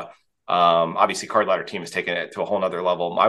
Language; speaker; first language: English; native; English